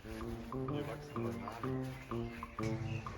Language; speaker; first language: German; native; German